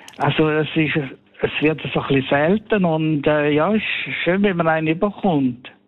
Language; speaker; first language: German; native; German